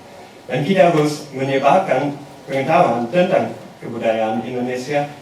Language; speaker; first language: Indonesian; non-native, learner; German